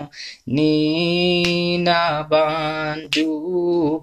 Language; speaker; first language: English; non-native, local second language; Swati